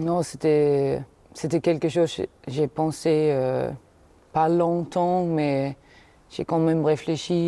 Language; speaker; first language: French; non-native, fluent; Danish